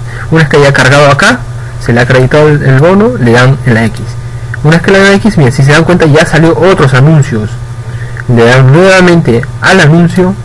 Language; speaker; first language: Spanish; native; Spanish